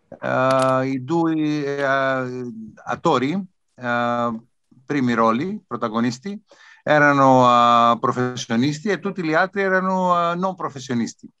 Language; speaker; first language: Italian; non-native, learner; Greek